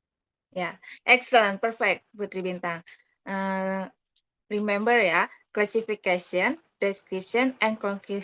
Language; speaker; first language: English; non-native, learner; Indonesian